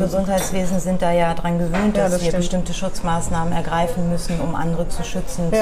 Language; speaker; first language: German; native; German